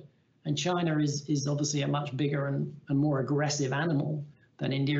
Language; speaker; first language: English; native; English